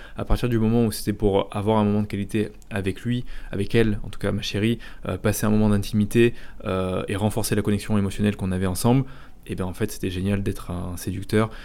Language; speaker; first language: French; native; French